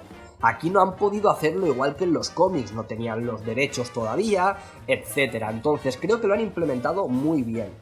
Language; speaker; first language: Spanish; native; Spanish